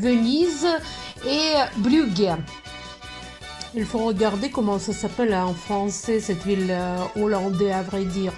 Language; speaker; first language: French; non-native, fluent; Russian